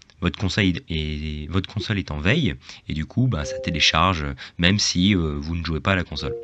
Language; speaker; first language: French; native; French